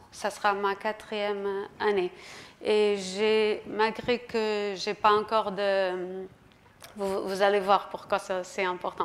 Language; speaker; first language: French; non-native, fluent; Portuguese